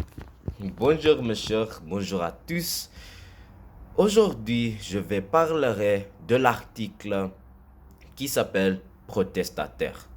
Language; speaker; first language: French; non-native, learner; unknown